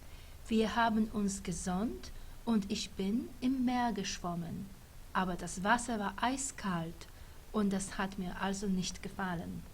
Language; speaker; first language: German; non-native, fluent; English